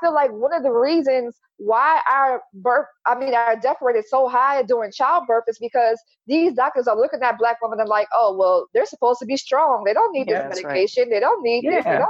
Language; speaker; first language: English; native; English